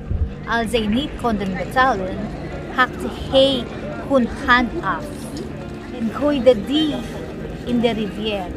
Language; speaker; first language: Dutch; non-native, learner; Filipino